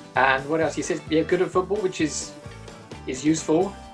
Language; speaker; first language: English; native; English